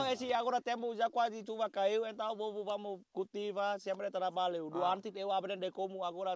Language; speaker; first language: Portuguese; non-native, learner; Vietnamese